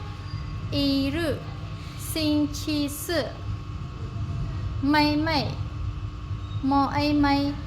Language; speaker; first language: Chinese; non-native, fluent; Khmer